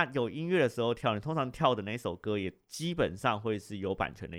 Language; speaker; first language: Chinese; native; Chinese